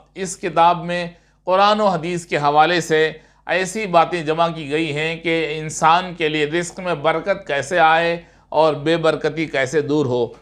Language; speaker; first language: Urdu; native; Urdu